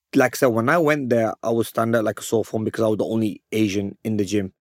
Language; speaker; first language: English; native; English